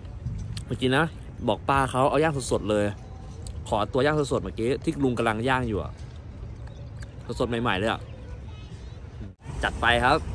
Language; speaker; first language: Thai; native; Thai